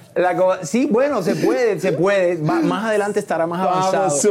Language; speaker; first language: Spanish; native; Spanish